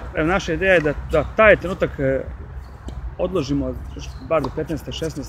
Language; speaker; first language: Serbian; native; Serbian